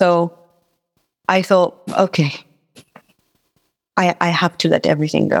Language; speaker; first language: English; non-native, fluent; Morisyen